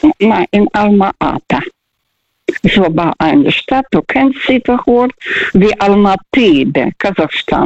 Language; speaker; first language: German; non-native, fluent; Russian